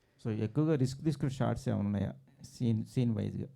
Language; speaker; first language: Telugu; native; Telugu